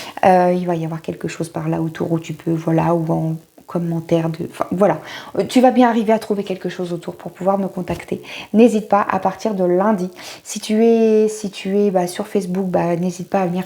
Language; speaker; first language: French; native; French